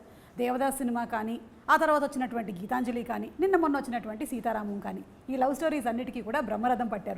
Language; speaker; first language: Telugu; native; Telugu